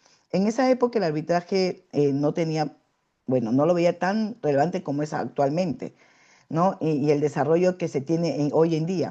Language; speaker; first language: Spanish; native; Spanish